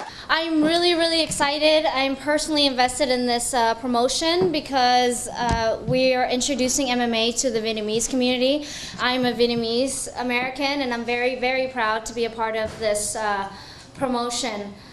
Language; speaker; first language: English; early bilingual, other home language; Vietnamese